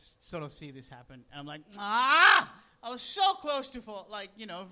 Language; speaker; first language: English; non-native, local second language; Sinhala